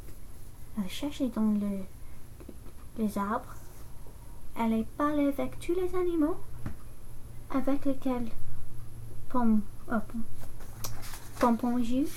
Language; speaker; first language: French; non-native, learner; English